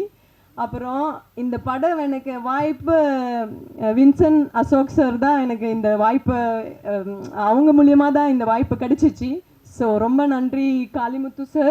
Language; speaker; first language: Tamil; non-native, fluent; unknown